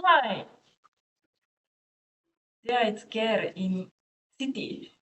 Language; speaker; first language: English; non-native, learner; Japanese